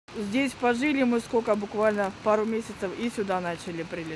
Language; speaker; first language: Russian; native; Russian